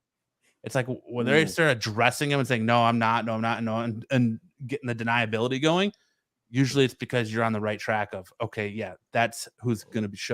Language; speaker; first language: English; native; English